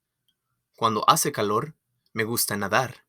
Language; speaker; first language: Spanish; non-native, fluent; English